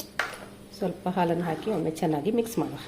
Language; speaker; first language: Kannada; native; Kannada